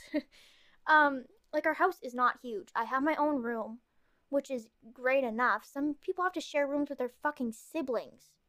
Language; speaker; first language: English; native; English